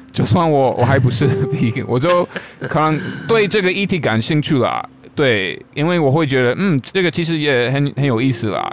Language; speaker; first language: Chinese; non-native, fluent; English